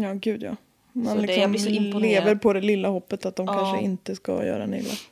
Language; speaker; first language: Swedish; native; Swedish